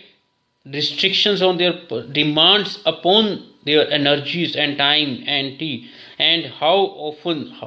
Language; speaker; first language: English; non-native, local second language; Hindi